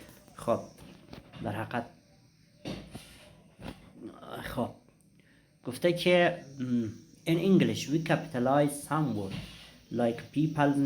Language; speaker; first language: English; non-native, learner; Persian